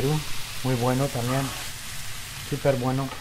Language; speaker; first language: Spanish; non-native, fluent; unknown